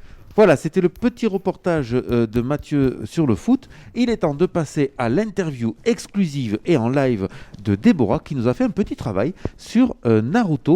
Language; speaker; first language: French; native; French